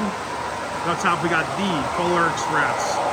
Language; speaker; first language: English; native; English